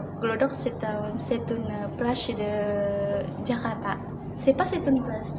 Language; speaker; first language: French; non-native, learner; Indonesian